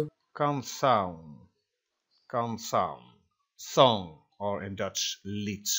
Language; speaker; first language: Portuguese; non-native, learner; Dutch